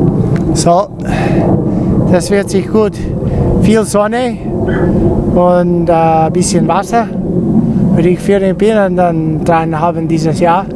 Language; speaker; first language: German; non-native, fluent; Italian